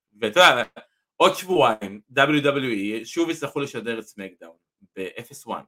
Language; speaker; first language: Hebrew; native; Hebrew